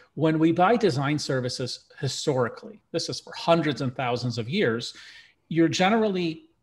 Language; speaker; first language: English; early bilingual, other home language; Russian